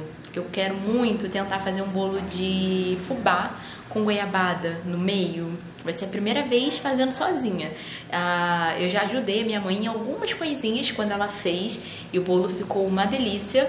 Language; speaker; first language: Portuguese; native; Portuguese